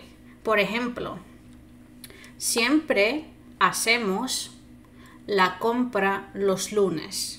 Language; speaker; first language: Spanish; non-native, fluent; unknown